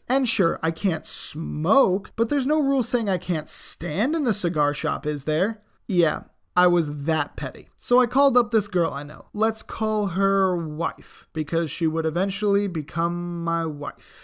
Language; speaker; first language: English; native; English